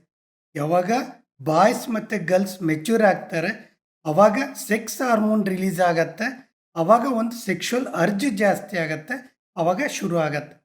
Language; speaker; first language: Kannada; native; Kannada